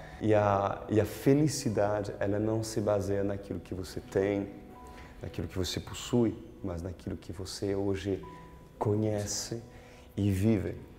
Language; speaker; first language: Portuguese; non-native, fluent; French